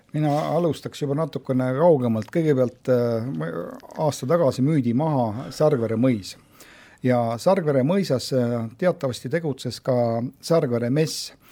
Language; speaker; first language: Estonian; native; Estonian